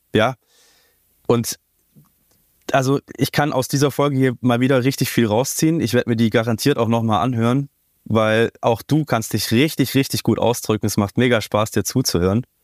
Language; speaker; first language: German; native; German